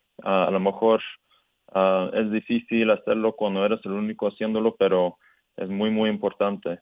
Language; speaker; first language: Spanish; early bilingual, heritage; Spanish